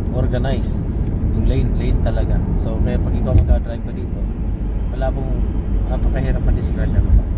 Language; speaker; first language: Filipino; native; Filipino